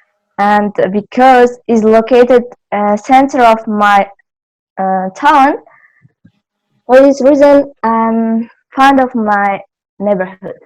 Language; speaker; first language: English; non-native, learner; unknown